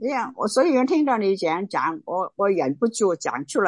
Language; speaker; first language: Chinese; non-native, local second language; Cantonese